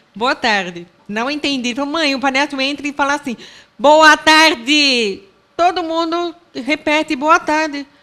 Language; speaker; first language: Portuguese; non-native, local second language; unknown